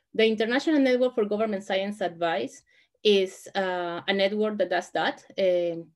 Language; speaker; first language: English; non-native, fluent; Spanish